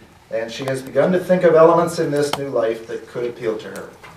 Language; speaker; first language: English; native; English